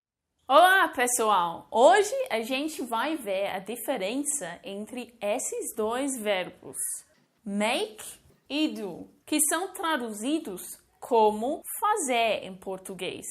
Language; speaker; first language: Portuguese; non-native, fluent; English